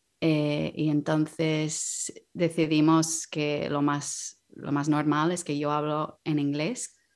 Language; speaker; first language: Spanish; non-native, fluent; English